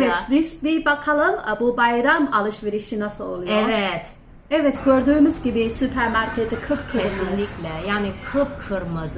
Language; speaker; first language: Turkish; non-native, fluent; Chinese